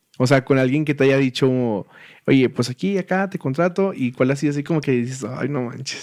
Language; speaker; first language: Spanish; native; Spanish